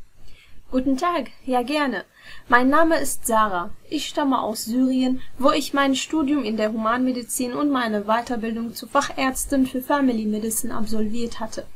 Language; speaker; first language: German; non-native, fluent; Arabic